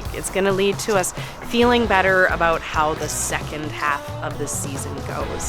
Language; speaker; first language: English; native; English